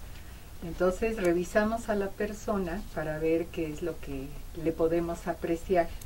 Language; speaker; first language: Spanish; native; Spanish